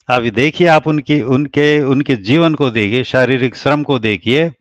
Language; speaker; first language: Hindi; native; Hindi